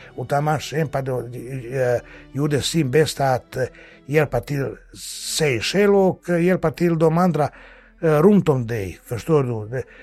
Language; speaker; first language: Swedish; non-native, fluent; Bosnian